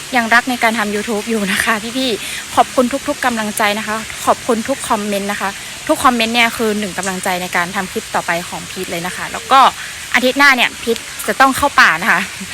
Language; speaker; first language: Thai; native; Thai